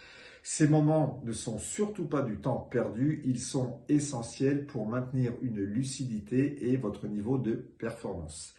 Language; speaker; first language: French; native; French